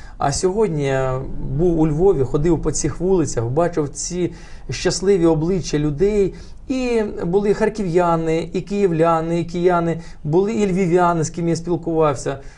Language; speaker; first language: Ukrainian; non-native, local second language; Russian